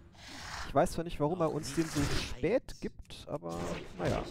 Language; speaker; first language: German; native; German